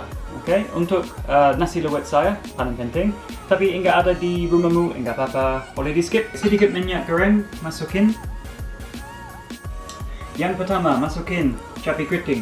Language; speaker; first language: Indonesian; non-native, learner; English